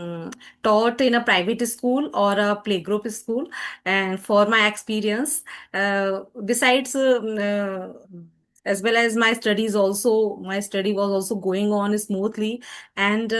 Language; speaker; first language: English; non-native, learner; Hindi